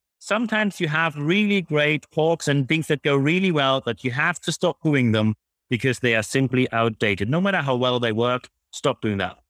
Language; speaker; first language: English; non-native, fluent; German